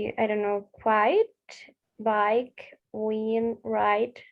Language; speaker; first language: English; non-native, learner; Spanish